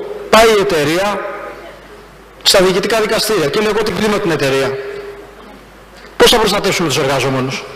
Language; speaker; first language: Greek; native; Greek